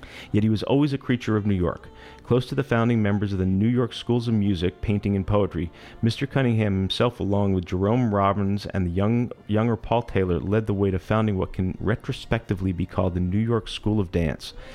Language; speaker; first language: English; native; English